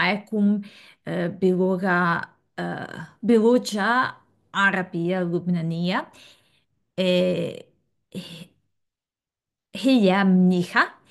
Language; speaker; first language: Arabic; non-native, learner; Serbian